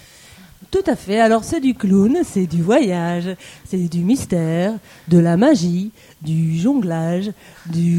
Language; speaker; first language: French; native; French